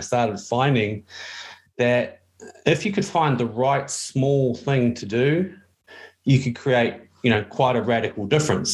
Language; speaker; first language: English; native; English